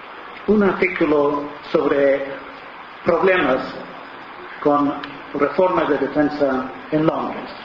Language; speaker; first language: Spanish; non-native, fluent; English